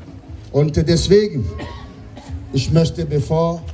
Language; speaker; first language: German; non-native, learner; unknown